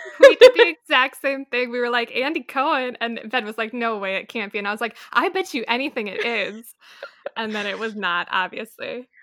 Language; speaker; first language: English; native; English